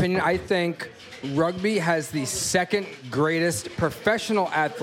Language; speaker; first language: English; native; English